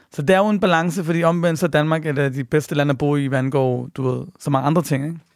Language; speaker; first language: Danish; early bilingual, other home language; Persian